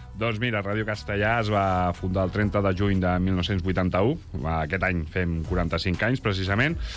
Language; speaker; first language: Catalan; native; Catalan